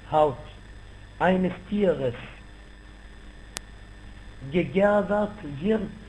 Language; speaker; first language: German; non-native, fluent; Arabic